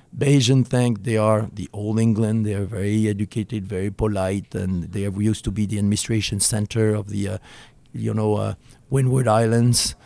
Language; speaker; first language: English; non-native, fluent; French